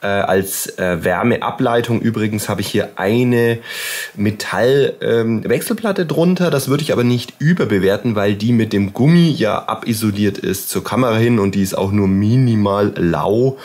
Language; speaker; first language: German; native; German